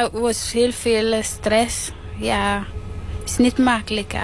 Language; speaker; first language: Dutch; non-native, learner; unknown